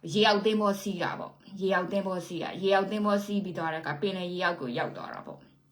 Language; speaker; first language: Burmese; native; Burmese